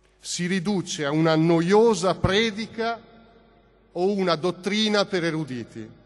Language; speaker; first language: Italian; native; Italian